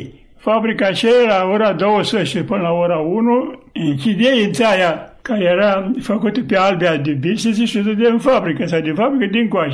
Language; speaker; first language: Romanian; native; Romanian